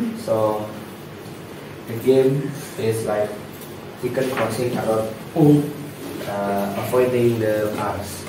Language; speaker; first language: English; non-native, learner; Indonesian